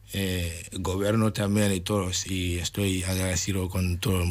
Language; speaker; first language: Spanish; non-native, learner; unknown